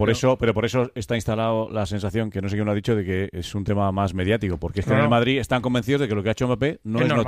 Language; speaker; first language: Spanish; native; Spanish